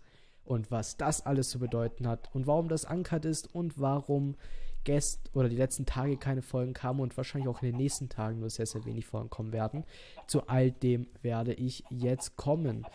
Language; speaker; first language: German; native; German